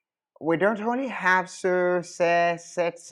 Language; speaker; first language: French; non-native, local second language; English